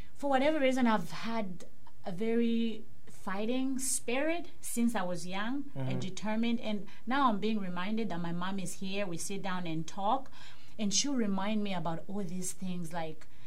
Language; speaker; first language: English; non-native, local second language; Bemba